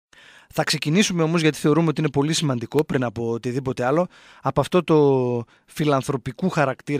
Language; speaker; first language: Greek; native; Greek